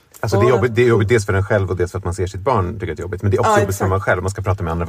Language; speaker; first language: Swedish; native; Swedish